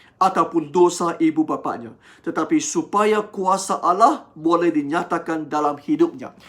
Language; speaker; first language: Malay; non-native, local second language; Chinese